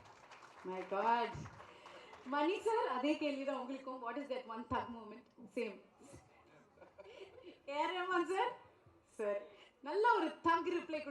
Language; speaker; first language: Tamil; native; Tamil